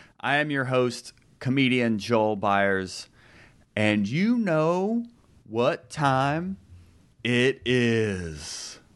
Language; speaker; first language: English; native; English